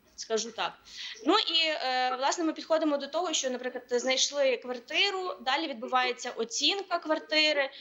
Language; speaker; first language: Ukrainian; native; Ukrainian